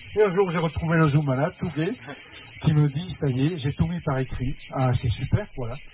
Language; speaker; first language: French; non-native, fluent; Spanish